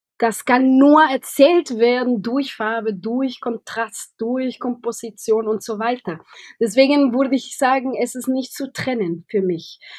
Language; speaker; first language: German; non-native, fluent; Spanish